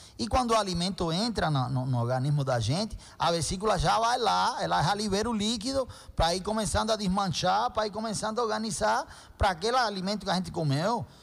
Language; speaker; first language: Portuguese; non-native, fluent; Spanish